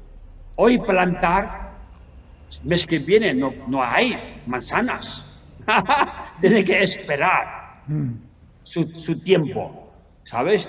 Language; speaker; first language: Spanish; non-native, learner; Tibetan